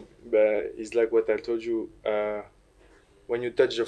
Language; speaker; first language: English; non-native, learner; French